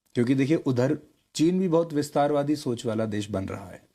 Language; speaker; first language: Hindi; native; Hindi